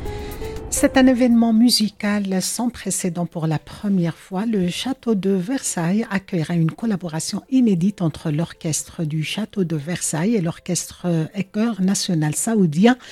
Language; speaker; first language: French; native; French